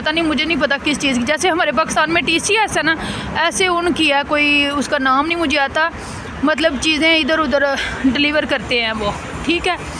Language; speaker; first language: Urdu; non-native, local second language; Punjabi